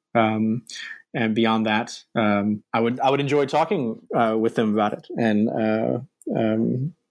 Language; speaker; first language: English; native; English